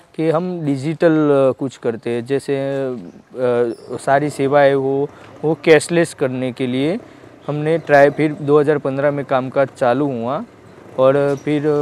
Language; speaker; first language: Hindi; non-native, local second language; Gujarati